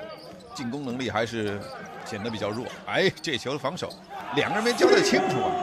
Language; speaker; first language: Chinese; native; Chinese